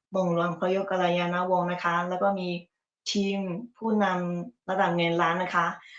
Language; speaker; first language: Thai; early bilingual, other home language; Chinese